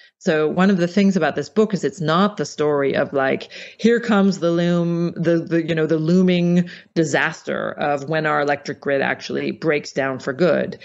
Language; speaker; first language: English; native; English